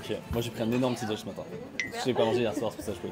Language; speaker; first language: French; native; French